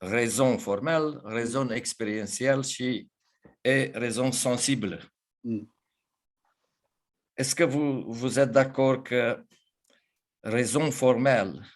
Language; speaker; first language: French; non-native, fluent; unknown